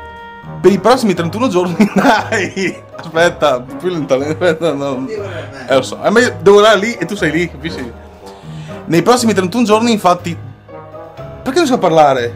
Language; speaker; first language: Italian; native; Italian